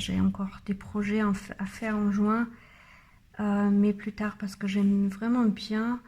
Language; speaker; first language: French; non-native, learner; German